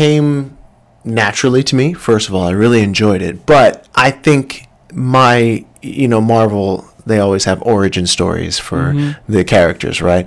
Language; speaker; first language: English; native; English